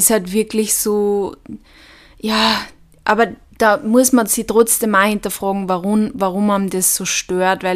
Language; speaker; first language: German; native; German